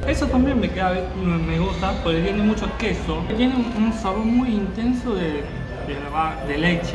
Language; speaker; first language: Spanish; non-native, learner; Chinese